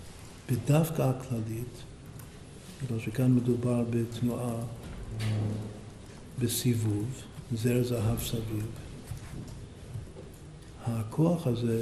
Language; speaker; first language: Hebrew; non-native, fluent; English